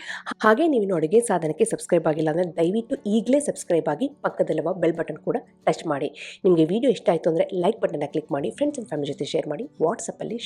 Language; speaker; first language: Kannada; native; Kannada